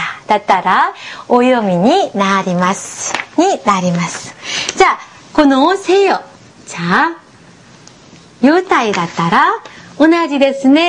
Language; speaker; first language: Japanese; non-native, fluent; Korean